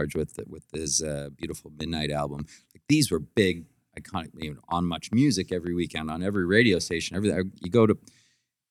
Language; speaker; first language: English; native; English